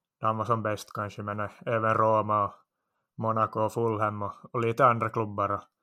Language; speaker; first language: Swedish; native; Swedish